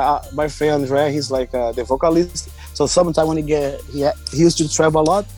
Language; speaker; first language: English; non-native, learner; Portuguese